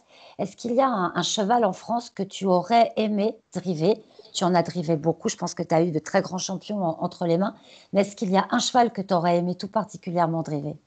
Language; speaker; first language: French; native; French